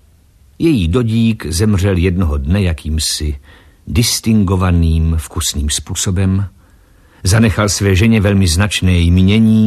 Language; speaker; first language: Czech; native; Czech